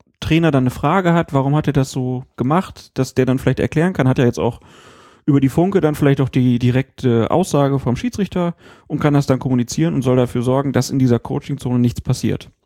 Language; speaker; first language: German; native; German